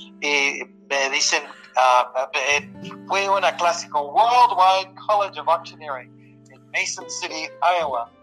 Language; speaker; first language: Spanish; early bilingual, heritage; Spanish